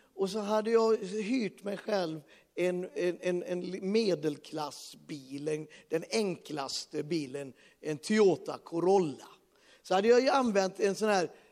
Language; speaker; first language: Swedish; native; Swedish